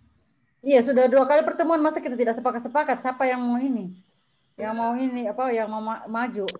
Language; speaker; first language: Indonesian; native; Indonesian